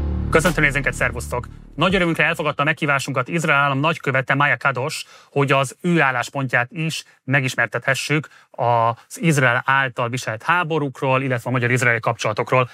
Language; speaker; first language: Hungarian; native; Hungarian